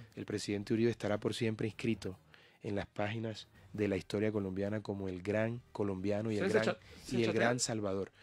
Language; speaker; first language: Spanish; native; Spanish